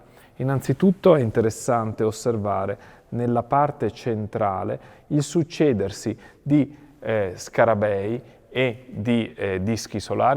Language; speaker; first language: Italian; native; Italian